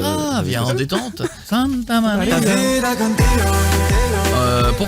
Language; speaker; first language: French; native; French